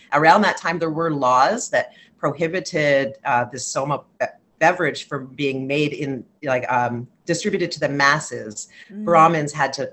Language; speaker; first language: English; native; English